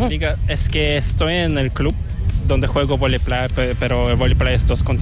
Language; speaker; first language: Spanish; non-native, fluent; Korean